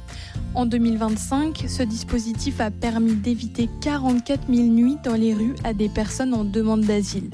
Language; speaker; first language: French; native; French